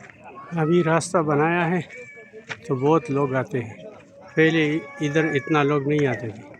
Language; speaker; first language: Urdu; non-native, local second language; Pashto